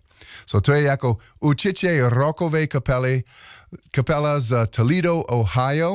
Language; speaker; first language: Czech; non-native, learner; English